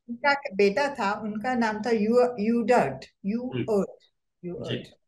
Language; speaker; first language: Hindi; non-native, local second language; Marathi